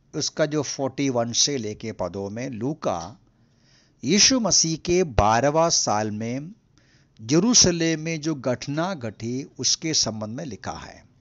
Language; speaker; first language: Hindi; non-native, local second language; Malayalam